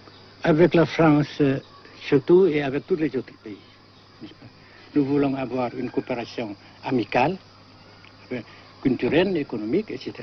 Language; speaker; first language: French; non-native, local second language; Vietnamese